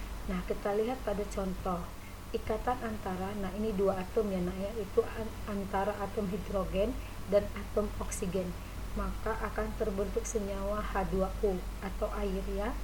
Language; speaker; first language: Indonesian; native; Indonesian